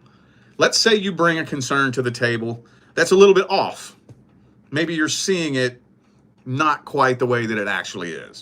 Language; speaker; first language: English; native; English